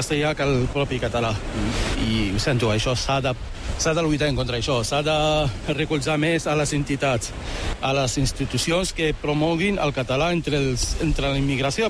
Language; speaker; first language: Catalan; early bilingual, other home language; Arabic